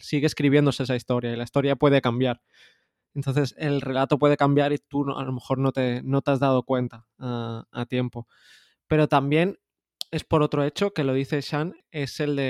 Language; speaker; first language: Spanish; native; Spanish